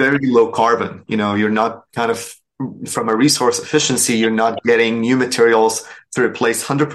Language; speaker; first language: English; non-native, fluent; Arabic